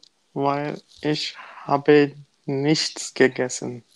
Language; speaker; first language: German; non-native, learner; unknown